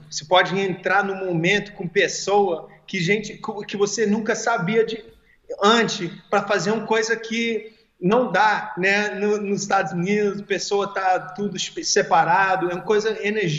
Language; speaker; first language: Portuguese; early bilingual, heritage; English